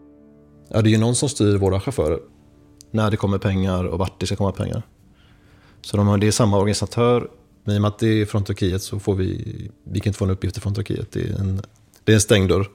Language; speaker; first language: Swedish; native; Swedish